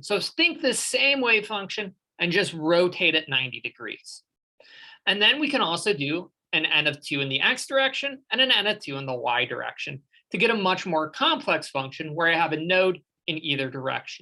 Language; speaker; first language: English; native; English